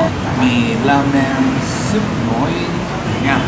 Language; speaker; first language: Vietnamese; non-native, learner; Japanese